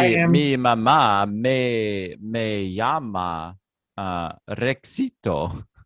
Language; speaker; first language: Spanish; non-native, learner; English